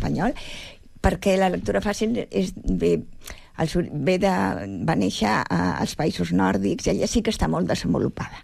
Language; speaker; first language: Catalan; native; Catalan